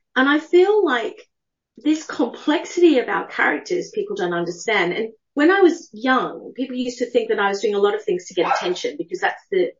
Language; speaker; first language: English; native; English